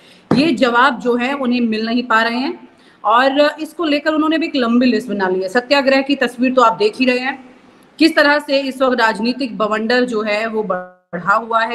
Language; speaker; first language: Hindi; native; Hindi